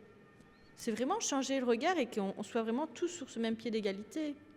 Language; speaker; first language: French; native; French